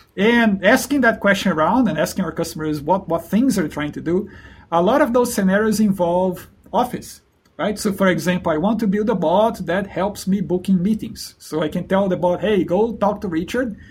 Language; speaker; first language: English; non-native, fluent; Portuguese